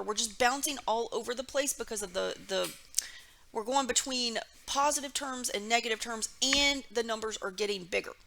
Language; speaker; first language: English; native; English